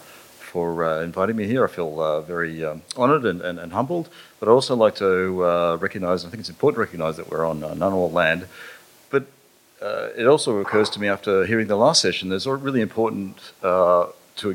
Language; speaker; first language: English; native; English